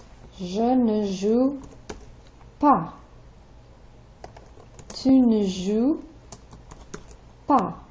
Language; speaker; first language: French; non-native, fluent; English